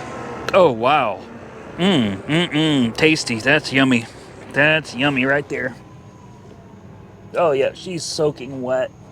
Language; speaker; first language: English; native; English